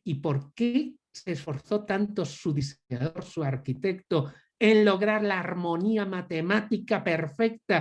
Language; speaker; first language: Spanish; native; Spanish